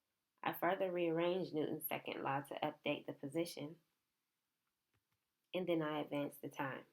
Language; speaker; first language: English; native; English